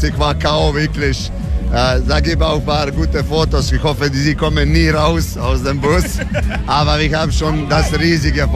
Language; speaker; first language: German; non-native, learner; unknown